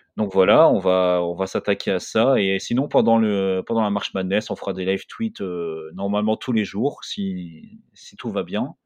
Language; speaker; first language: French; native; French